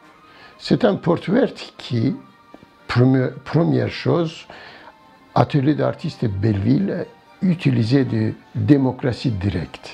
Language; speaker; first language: French; non-native, learner; Turkish